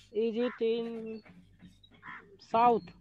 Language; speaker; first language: English; non-native, learner; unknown